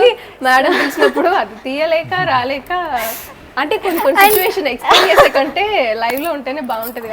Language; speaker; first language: Telugu; native; Telugu